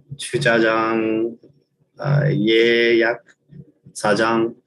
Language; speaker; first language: Korean; non-native, learner; English